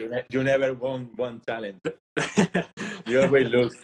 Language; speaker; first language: English; non-native, learner; Spanish